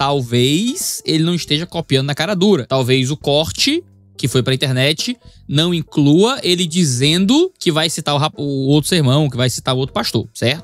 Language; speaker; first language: Portuguese; native; Portuguese